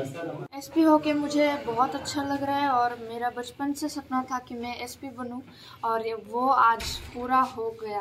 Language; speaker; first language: Hindi; non-native, local second language; Bangla